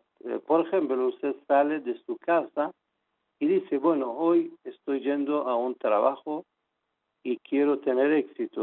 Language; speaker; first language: Spanish; non-native, fluent; Persian